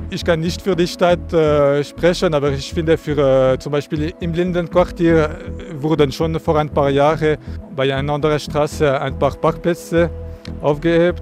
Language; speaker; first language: German; non-native, local second language; French